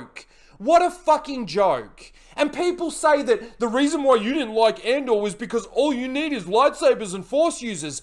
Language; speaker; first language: English; native; English